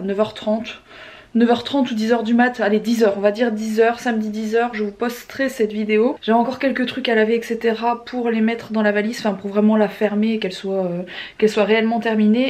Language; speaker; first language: French; native; French